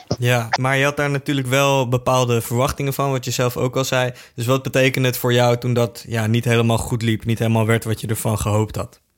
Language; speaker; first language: Dutch; native; Dutch